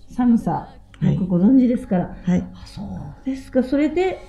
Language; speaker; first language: Japanese; native; Japanese